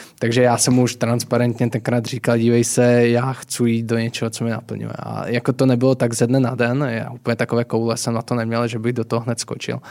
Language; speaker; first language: Czech; native; Czech